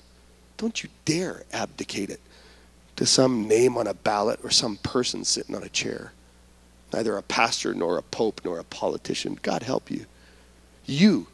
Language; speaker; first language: English; native; English